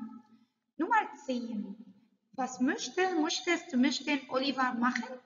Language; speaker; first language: German; non-native, learner; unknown